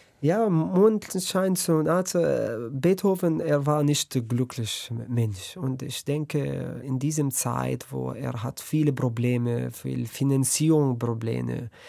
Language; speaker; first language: German; non-native, learner; Arabic